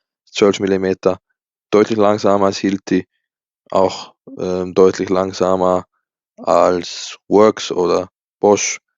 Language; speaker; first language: German; native; German